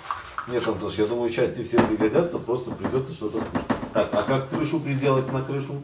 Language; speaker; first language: Russian; native; Russian